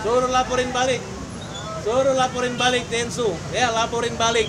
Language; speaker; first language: Indonesian; native; Indonesian